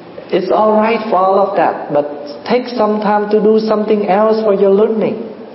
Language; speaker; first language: English; non-native, fluent; Vietnamese